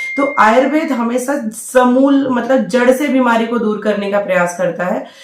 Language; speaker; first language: Hindi; native; Hindi